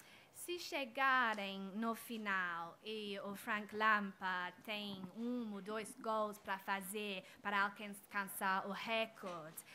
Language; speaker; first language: Portuguese; non-native, fluent; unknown